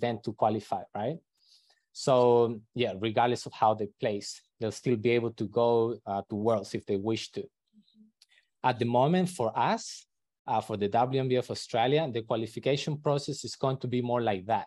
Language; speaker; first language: English; non-native, fluent; Spanish